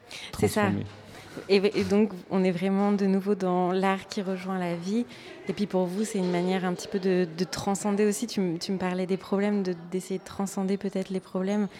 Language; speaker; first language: French; native; French